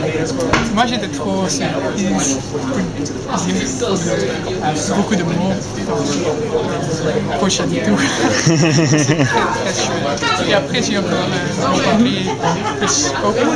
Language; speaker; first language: French; non-native, local second language; Dutch